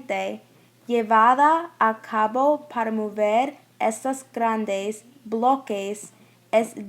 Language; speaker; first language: Spanish; non-native, learner; English